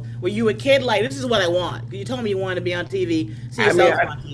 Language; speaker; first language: English; native; English